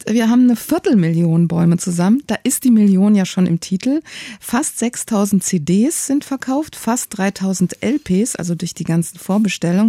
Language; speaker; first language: German; native; German